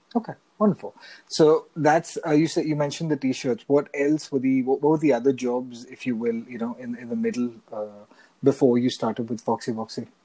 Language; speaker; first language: English; non-native, local second language; Hindi